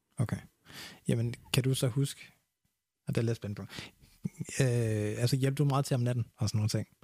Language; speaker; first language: Danish; early bilingual, other home language; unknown